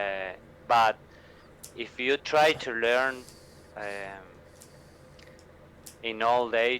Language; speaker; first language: English; non-native, learner; Spanish